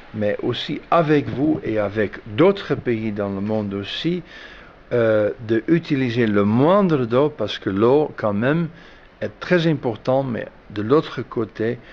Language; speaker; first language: French; non-native, fluent; Dutch